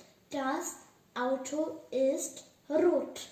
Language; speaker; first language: German; non-native, learner; Hindi